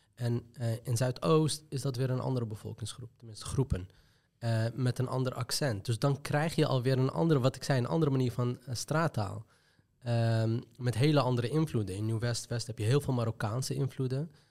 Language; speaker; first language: Dutch; early bilingual, other home language; Arabic